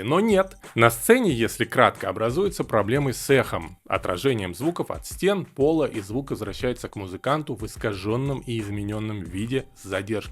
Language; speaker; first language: Russian; native; Russian